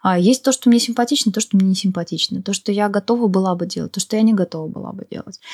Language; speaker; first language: Russian; native; Russian